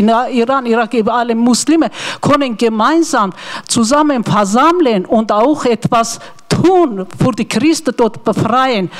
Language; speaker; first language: German; non-native, learner; Armenian